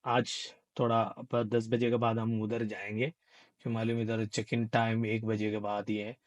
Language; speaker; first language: Hindi; non-native, local second language; Malayalam